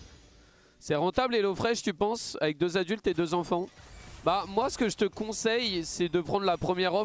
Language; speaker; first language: French; native; French